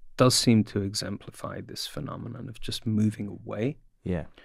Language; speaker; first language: English; native; English